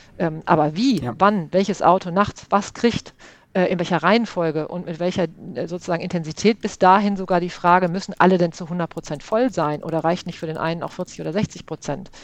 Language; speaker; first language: German; native; German